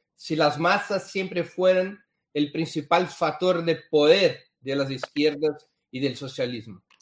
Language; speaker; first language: Spanish; non-native, fluent; Portuguese